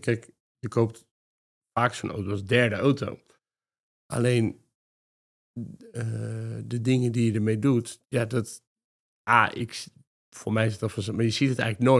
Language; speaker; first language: Dutch; native; Dutch